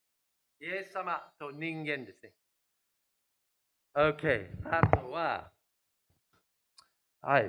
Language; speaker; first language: Japanese; non-native, fluent; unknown